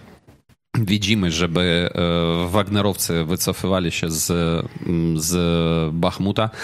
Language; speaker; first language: Polish; non-native, fluent; Ukrainian